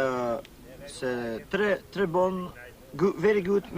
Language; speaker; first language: French; non-native, learner; Dutch